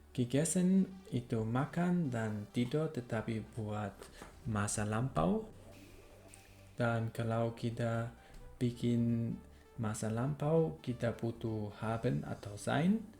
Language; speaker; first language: Indonesian; non-native, fluent; German